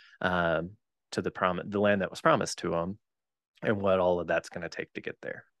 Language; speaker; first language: English; native; English